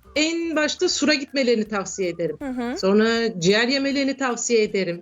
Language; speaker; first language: Turkish; native; Turkish